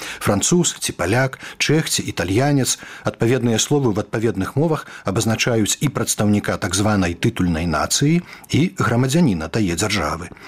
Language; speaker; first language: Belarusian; native; Belarusian